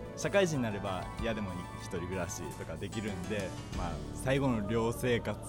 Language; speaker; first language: Japanese; native; Japanese